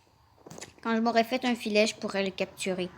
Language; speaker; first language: French; native; French